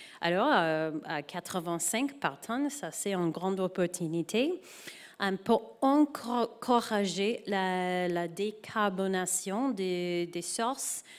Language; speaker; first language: French; non-native, learner; English